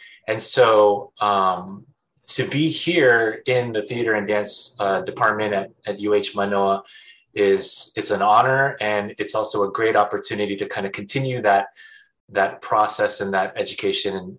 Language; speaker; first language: English; native; English